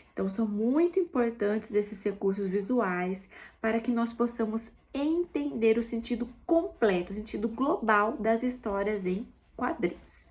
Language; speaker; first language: Portuguese; native; Portuguese